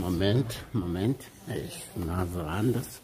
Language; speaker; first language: German; non-native, learner; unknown